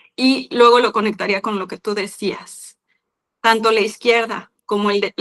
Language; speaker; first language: Spanish; native; Spanish